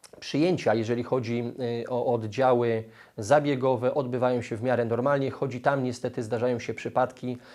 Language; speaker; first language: Polish; native; Polish